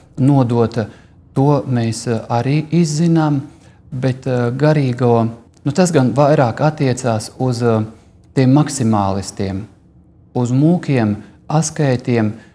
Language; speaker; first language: Latvian; native; Latvian